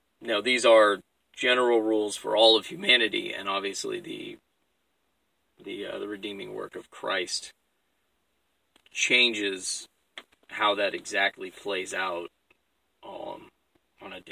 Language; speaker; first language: English; native; English